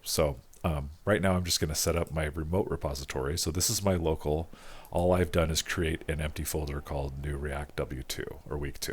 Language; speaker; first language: English; native; English